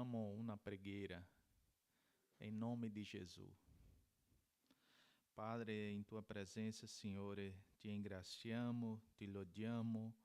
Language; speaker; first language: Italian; non-native, learner; Portuguese